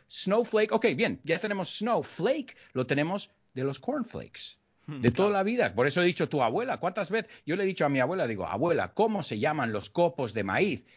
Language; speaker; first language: Spanish; early bilingual, heritage; Spanish